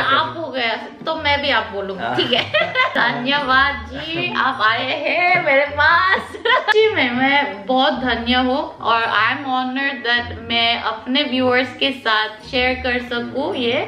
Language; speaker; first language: Hindi; non-native, learner; Korean